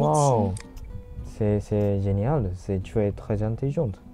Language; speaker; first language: French; non-native, learner; Japanese